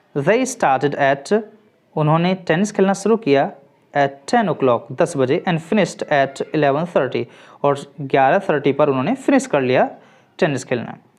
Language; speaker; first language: Hindi; native; Hindi